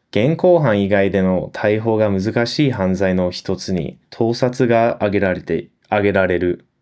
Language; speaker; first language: Japanese; non-native, fluent; English